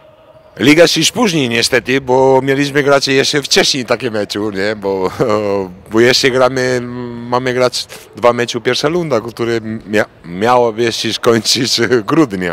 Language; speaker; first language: Polish; non-native, fluent; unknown